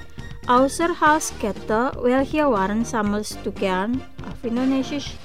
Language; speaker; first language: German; non-native, learner; Indonesian